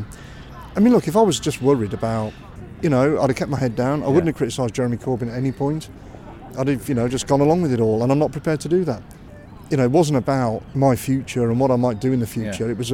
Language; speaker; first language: English; native; English